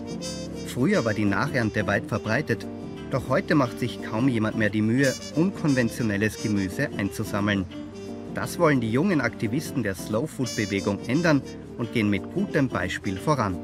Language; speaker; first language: German; native; German